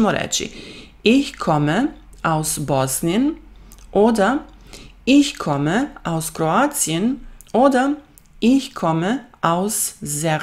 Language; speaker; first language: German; non-native, fluent; Croatian